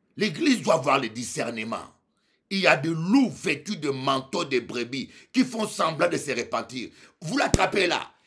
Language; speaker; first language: French; non-native, local second language; Lingala